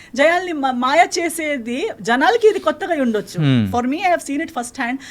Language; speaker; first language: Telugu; non-native, fluent; Konkani